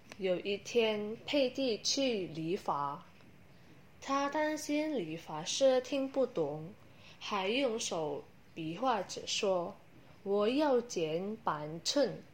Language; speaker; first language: Chinese; non-native, learner; Indonesian